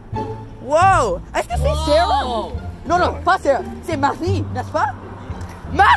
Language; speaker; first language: French; non-native, learner; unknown